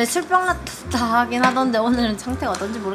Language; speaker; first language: Korean; native; Korean